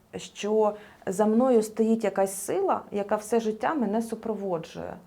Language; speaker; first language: Ukrainian; non-native, local second language; Russian